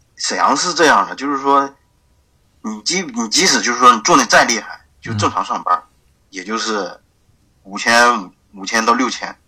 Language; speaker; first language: Chinese; native; Chinese